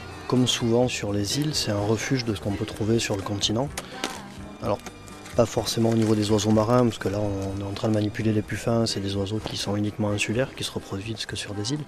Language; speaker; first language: French; native; French